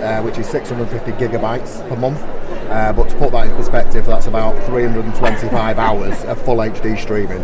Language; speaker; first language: English; native; English